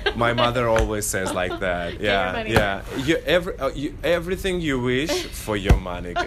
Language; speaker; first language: English; non-native, fluent; Russian